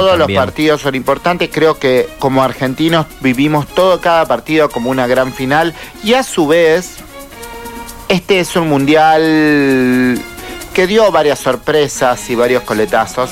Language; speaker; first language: Spanish; native; Spanish